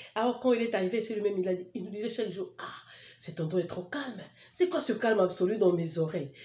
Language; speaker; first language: French; non-native, local second language; Lingala